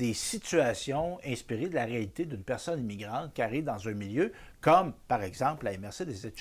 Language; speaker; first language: French; native; French